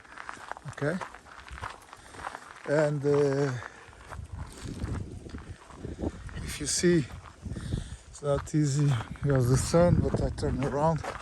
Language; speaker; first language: English; non-native, learner; Portuguese